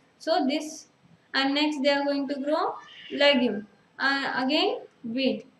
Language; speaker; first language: English; non-native, local second language; Telugu